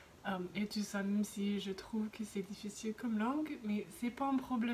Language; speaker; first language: French; non-native, fluent; English